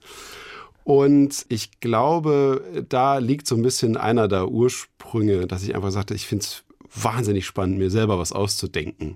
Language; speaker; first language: German; native; German